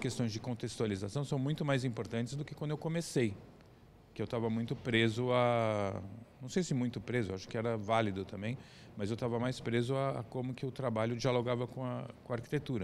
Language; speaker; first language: Portuguese; native; Portuguese